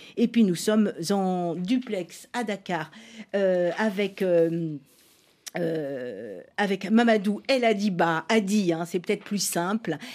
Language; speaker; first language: French; native; French